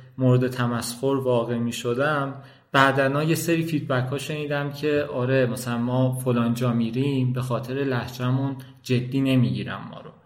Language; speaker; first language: Persian; non-native, local second language; Azerbaijani